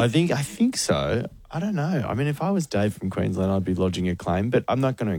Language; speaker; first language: English; native; English